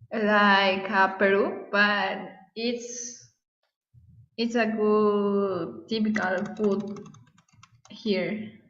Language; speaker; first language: English; non-native, learner; Spanish